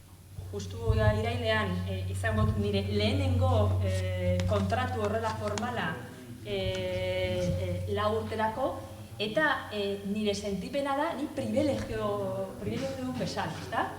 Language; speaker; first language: Basque; non-native, local second language; Spanish